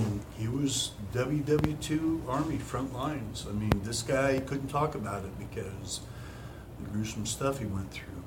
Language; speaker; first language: English; native; English